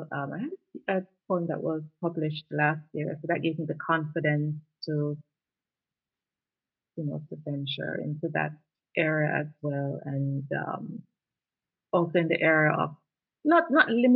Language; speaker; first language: English; non-native, local second language; Jamaican Creole English